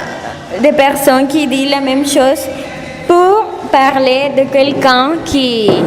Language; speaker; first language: French; non-native, learner; Spanish